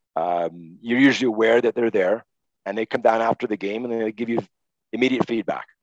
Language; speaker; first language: English; native; English